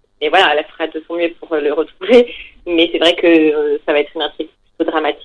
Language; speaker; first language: French; native; French